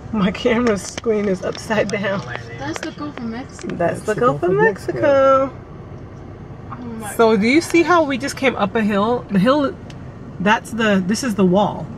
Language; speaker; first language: English; native; English